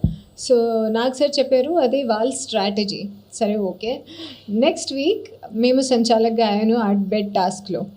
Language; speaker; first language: Telugu; non-native, learner; Hindi